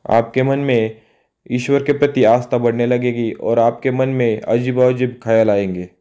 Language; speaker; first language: Hindi; non-native, local second language; Marathi